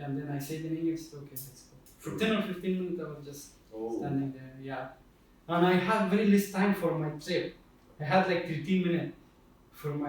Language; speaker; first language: English; non-native, fluent; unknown